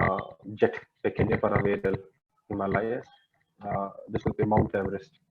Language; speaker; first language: Spanish; non-native, learner; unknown